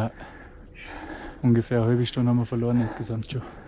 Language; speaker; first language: German; native; German